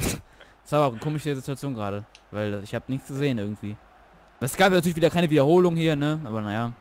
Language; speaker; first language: German; native; German